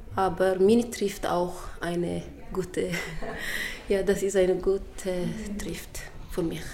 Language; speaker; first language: German; non-native, fluent; Tigrinya